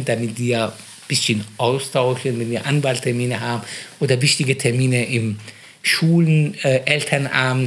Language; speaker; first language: German; non-native, fluent; Persian